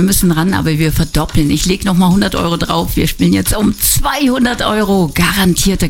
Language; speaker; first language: German; native; German